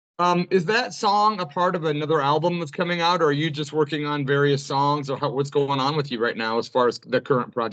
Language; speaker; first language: English; native; English